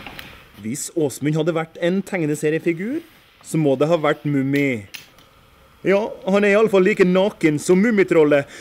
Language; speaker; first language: Norwegian; native; Norwegian